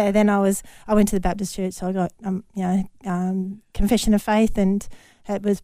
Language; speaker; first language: English; native; English